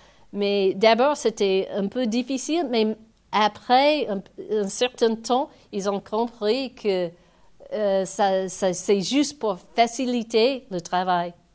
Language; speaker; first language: French; non-native, fluent; English